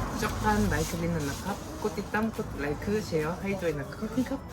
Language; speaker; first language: Thai; non-native, fluent; Korean